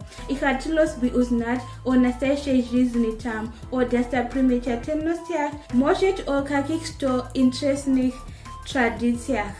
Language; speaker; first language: Russian; non-native, learner; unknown